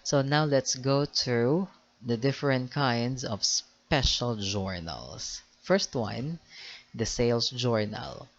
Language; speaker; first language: English; non-native, local second language; Filipino